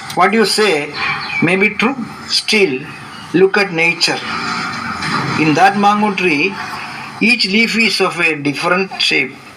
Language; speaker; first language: English; non-native, local second language; Malayalam